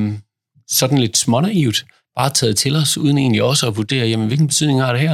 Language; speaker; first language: Danish; native; Danish